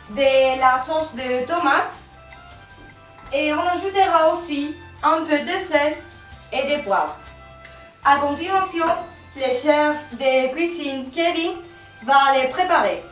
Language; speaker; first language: French; non-native, learner; Spanish